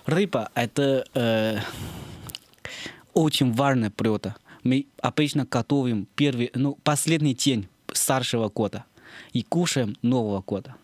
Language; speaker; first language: Russian; non-native, learner; Chinese